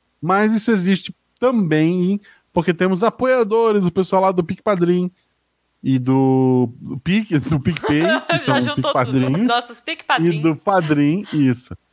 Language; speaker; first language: Portuguese; native; Portuguese